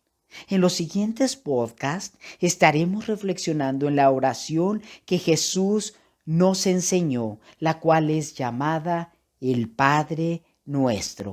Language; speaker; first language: Spanish; native; Spanish